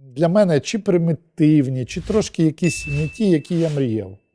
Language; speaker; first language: Ukrainian; non-native, local second language; Russian